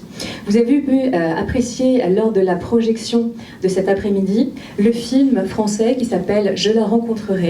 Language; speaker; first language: French; native; French